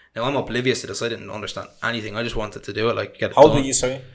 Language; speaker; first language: English; native; English